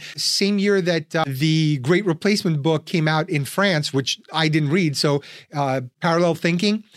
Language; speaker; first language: English; early bilingual, other home language; Russian